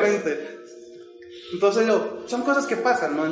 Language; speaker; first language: Spanish; native; Spanish